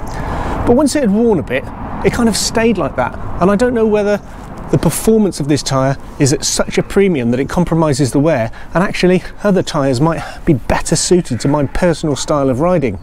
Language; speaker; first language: English; native; English